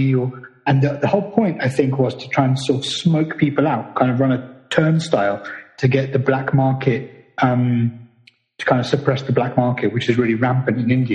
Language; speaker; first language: English; native; English